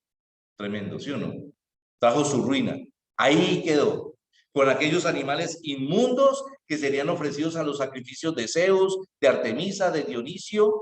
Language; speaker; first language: Spanish; native; Spanish